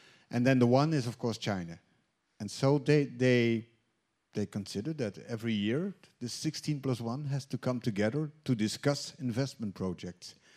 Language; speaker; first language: English; non-native, fluent; Dutch